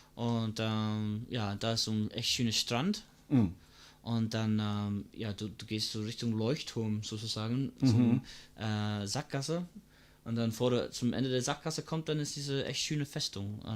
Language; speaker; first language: German; non-native, fluent; English